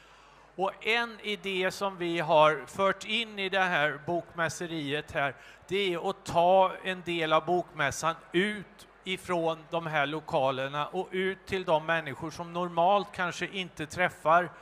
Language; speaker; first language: Swedish; native; Swedish